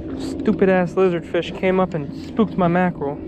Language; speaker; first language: English; native; English